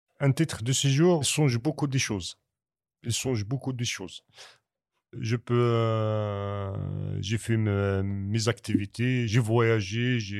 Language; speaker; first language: French; non-native, learner; Kabyle